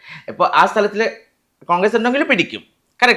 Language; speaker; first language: Malayalam; non-native, fluent; Assamese